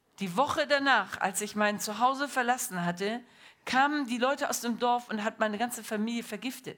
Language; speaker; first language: German; non-native, learner; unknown